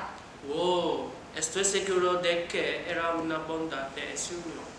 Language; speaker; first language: Spanish; non-native, learner; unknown